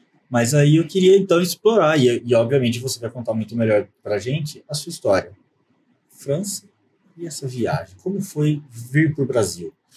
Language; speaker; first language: Portuguese; native; Portuguese